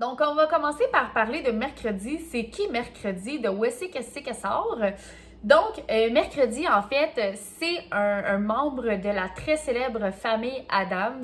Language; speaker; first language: French; native; French